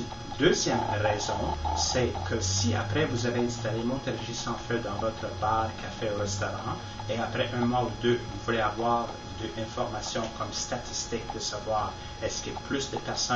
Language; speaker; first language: French; non-native, fluent; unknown